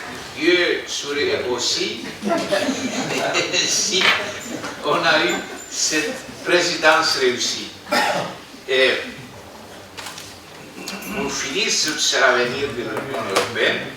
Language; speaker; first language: French; non-native, fluent; Greek